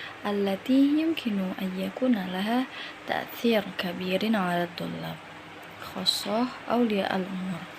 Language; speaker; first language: Arabic; non-native, learner; Indonesian